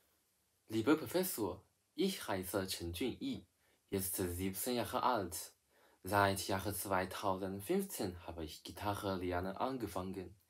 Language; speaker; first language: German; non-native, learner; Chinese